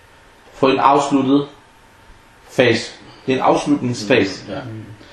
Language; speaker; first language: Danish; non-native, fluent; Arabic